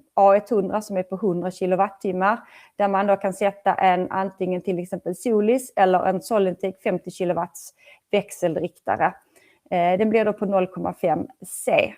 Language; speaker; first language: Swedish; native; Swedish